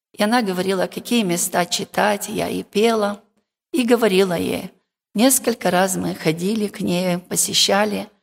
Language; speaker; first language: Russian; non-native, local second language; Romanian